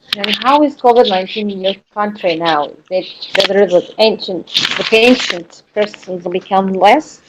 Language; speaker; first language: English; non-native, learner; Arabic